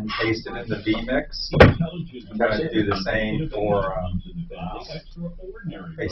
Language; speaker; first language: English; native; English